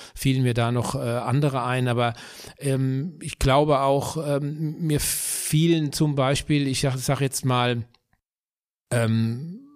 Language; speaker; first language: German; native; German